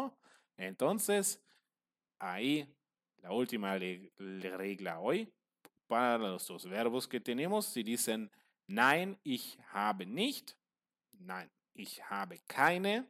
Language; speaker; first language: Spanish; non-native, fluent; German